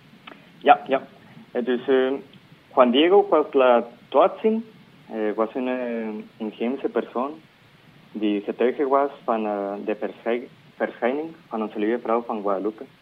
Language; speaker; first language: Dutch; non-native, fluent; Spanish